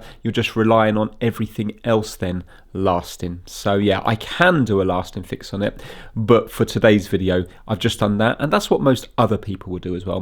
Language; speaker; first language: English; native; English